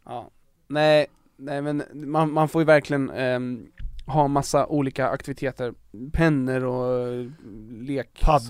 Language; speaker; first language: Swedish; native; Swedish